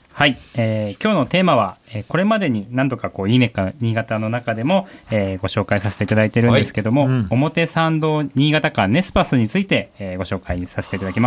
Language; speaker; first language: Japanese; native; Japanese